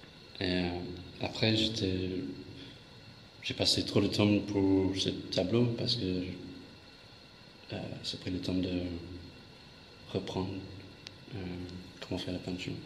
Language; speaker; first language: French; non-native, fluent; English